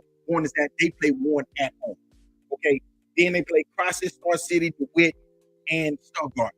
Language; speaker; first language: English; native; English